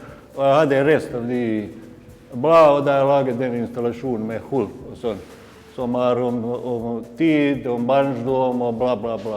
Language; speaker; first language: Norwegian; non-native, fluent; Bosnian